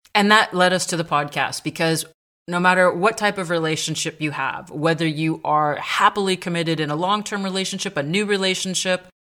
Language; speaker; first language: English; native; English